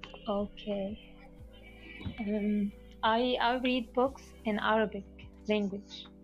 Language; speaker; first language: English; non-native, learner; Arabic